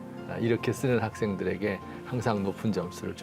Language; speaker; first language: Korean; native; Korean